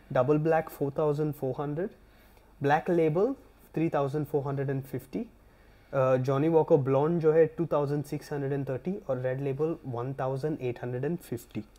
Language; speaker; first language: Hindi; non-native, local second language; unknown